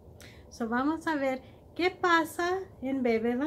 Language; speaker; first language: Spanish; early bilingual, heritage; Spanish